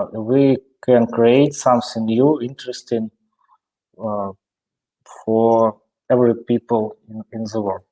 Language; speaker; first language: English; non-native, learner; Russian